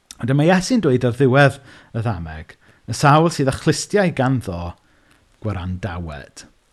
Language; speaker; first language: Welsh; native; Welsh